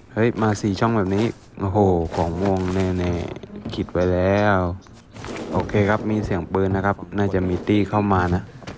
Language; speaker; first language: Thai; native; Thai